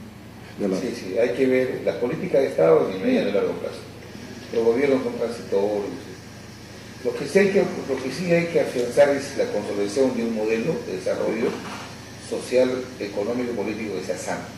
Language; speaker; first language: Portuguese; non-native, learner; Spanish